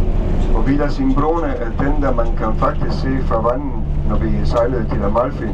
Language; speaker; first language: Danish; non-native, fluent; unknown